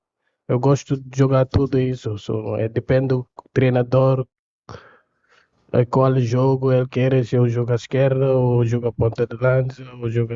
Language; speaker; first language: Portuguese; non-native, learner; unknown